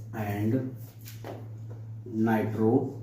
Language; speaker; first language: English; non-native, local second language; Hindi